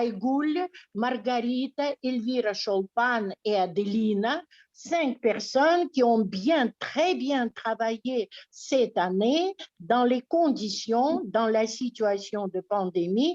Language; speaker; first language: French; non-native, fluent; Russian